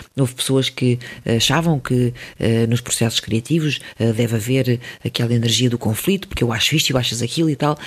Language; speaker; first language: Portuguese; early bilingual, other home language; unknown